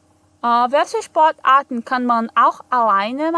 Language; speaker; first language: German; non-native, fluent; Portuguese